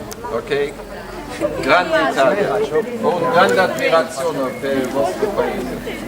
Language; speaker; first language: Italian; non-native, learner; German